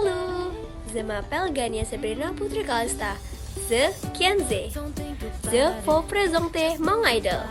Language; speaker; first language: French; non-native, learner; Indonesian